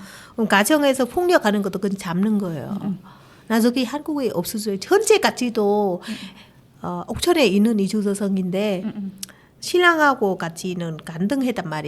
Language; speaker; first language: Korean; non-native, learner; Vietnamese